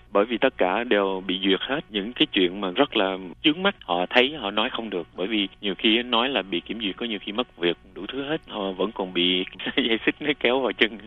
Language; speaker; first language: Vietnamese; native; Vietnamese